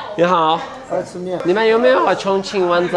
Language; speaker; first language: Chinese; non-native, learner; Turkish